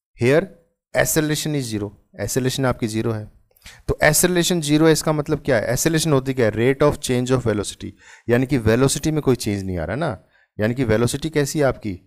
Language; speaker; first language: Hindi; native; Hindi